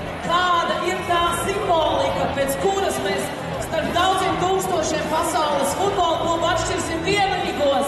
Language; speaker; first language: Latvian; native; Latvian